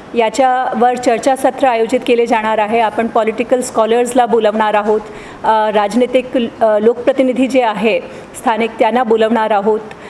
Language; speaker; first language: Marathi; non-native, local second language; Hindi